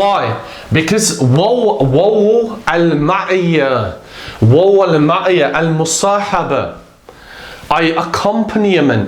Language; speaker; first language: Arabic; non-native, fluent; English